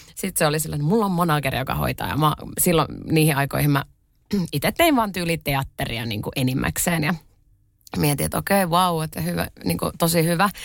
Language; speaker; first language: Finnish; early bilingual, other home language; Russian